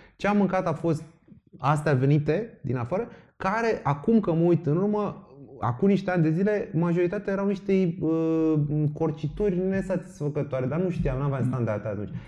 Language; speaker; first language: Romanian; native; Romanian